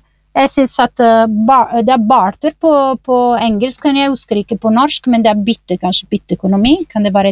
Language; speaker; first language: Norwegian; non-native, fluent; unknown